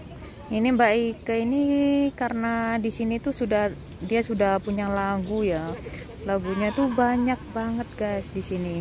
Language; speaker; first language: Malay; non-native, local second language; Javanese